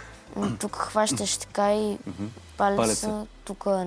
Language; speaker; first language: Bulgarian; early bilingual, heritage; Russian